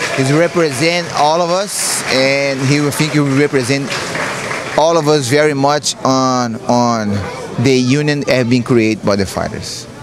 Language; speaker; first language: English; non-native, learner; Portuguese